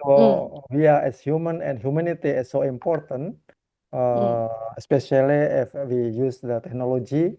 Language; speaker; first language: English; non-native, learner; Indonesian